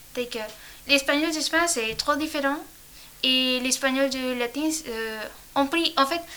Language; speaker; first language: French; non-native, learner; Spanish